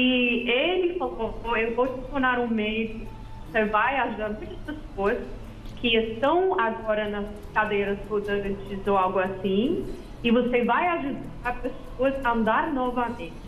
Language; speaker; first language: Portuguese; non-native, fluent; Dutch